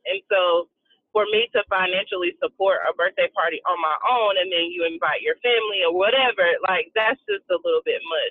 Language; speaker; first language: English; native; English